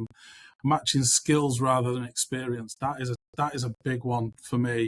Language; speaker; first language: English; native; English